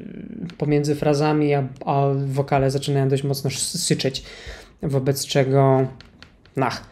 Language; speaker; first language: Polish; native; Polish